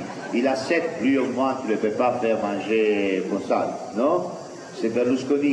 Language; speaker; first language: French; non-native, fluent; Italian